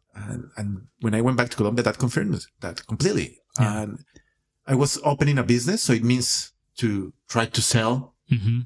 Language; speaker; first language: English; non-native, fluent; Spanish